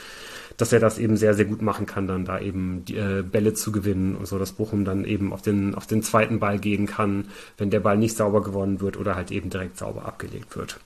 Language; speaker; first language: German; native; German